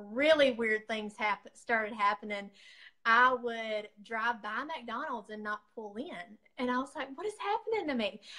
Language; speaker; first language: English; native; English